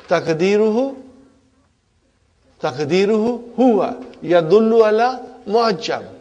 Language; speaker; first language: Arabic; non-native, fluent; English